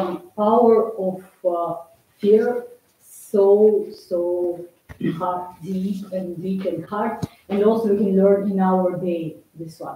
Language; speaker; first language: English; non-native, learner; Russian